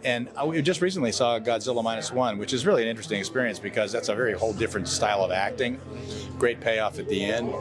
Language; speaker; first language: English; native; English